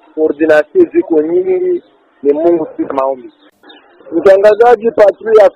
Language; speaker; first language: Swahili; native; Swahili